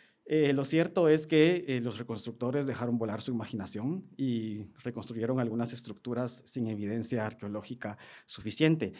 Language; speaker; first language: Spanish; native; Spanish